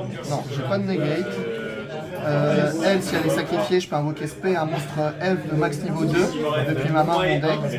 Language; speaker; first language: French; native; French